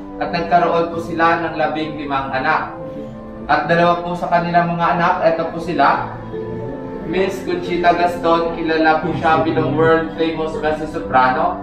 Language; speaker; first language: Filipino; non-native, local second language; Hiligaynon